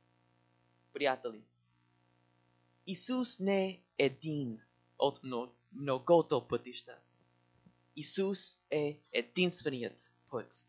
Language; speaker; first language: Bulgarian; non-native, learner; English